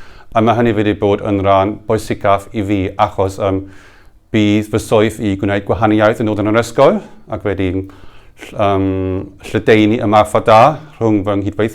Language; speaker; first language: Welsh; non-native, local second language; English